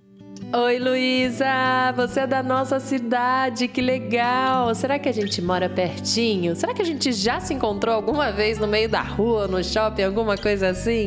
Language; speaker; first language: Portuguese; native; Portuguese